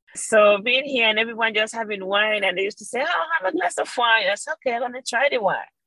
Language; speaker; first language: English; non-native, fluent; Spanish